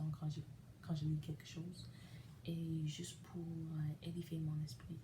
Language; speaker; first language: French; non-native, learner; English